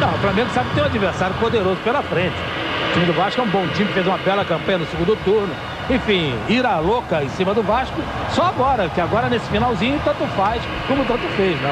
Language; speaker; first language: Portuguese; native; Portuguese